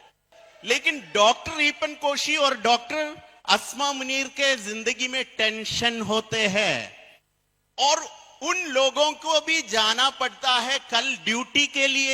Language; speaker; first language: Hindi; non-native, fluent; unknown